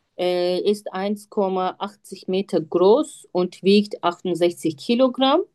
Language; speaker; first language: German; non-native, learner; Turkish